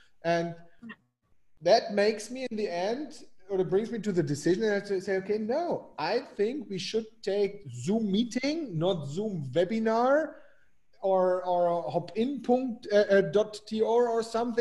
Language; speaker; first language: English; non-native, fluent; German